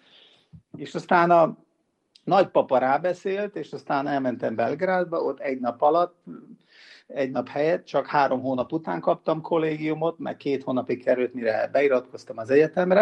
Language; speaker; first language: Hungarian; non-native, local second language; Serbian